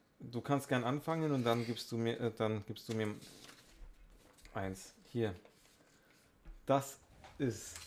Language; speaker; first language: German; native; German